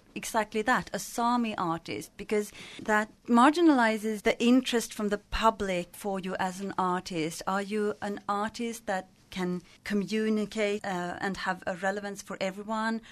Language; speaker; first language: English; non-native, fluent; Swedish